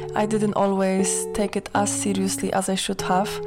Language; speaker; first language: English; non-native, fluent; Polish